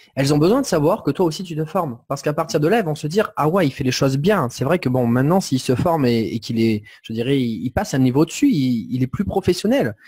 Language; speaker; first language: French; native; French